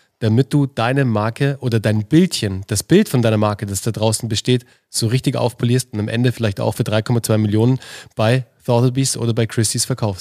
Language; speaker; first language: German; native; German